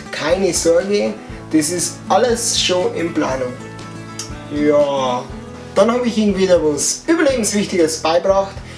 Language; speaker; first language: German; native; German